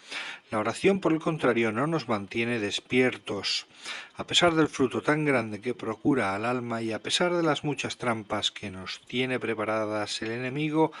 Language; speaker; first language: Spanish; native; Spanish